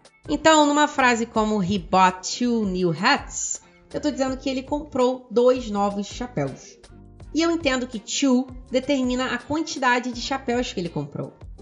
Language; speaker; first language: Portuguese; native; Portuguese